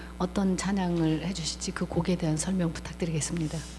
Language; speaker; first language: Korean; native; Korean